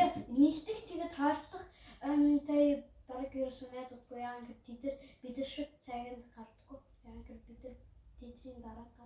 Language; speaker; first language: Mongolian; early bilingual, heritage; Mongolian